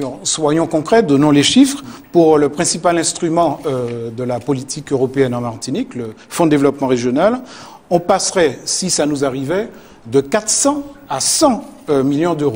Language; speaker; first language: French; native; French